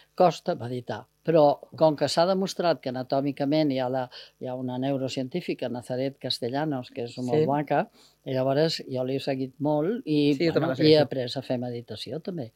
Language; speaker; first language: Catalan; native; Catalan